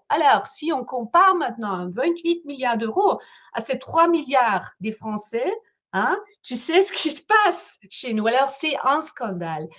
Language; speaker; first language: French; non-native, fluent; German